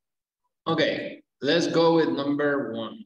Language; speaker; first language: English; non-native, fluent; Spanish